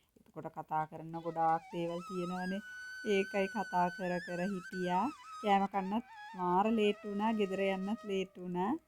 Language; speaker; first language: Sinhala; non-native, local second language; Tamil